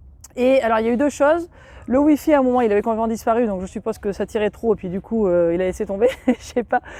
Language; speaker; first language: French; native; French